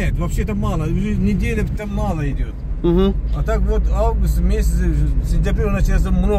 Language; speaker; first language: Russian; non-native, local second language; Uzbek